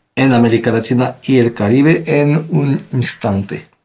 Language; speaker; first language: Spanish; non-native, fluent; French